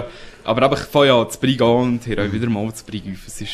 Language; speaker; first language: German; native; German